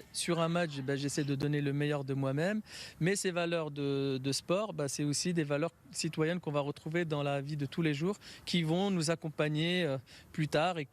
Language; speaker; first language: French; native; French